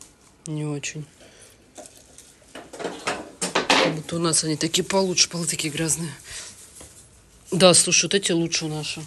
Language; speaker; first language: Russian; native; Russian